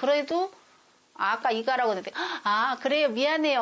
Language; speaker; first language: Korean; native; Korean